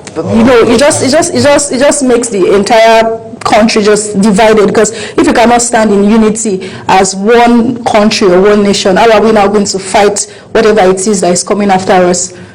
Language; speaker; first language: English; non-native, local second language; Yoruba